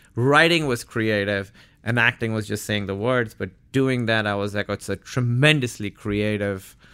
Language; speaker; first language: English; non-native, local second language; Urdu